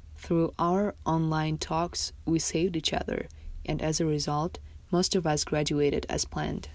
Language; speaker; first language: English; non-native, fluent; Tajik